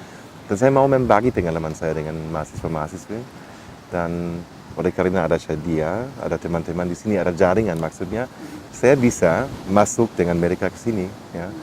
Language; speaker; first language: Indonesian; non-native, fluent; German